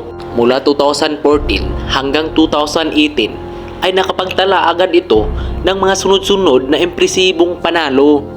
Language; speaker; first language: Filipino; native; Filipino